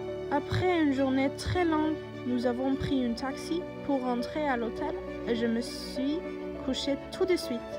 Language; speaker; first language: French; non-native, learner; Norwegian